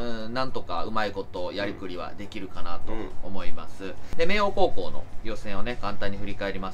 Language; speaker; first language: Japanese; native; Japanese